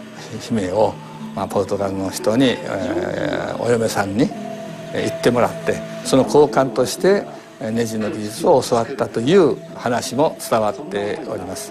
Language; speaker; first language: Japanese; native; Japanese